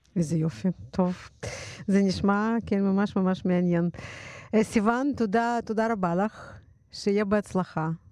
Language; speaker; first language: Hebrew; non-native, fluent; Russian